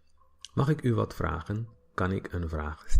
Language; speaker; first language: Dutch; non-native, fluent; English